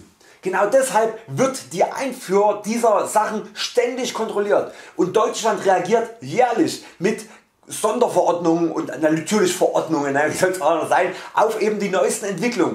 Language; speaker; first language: German; native; German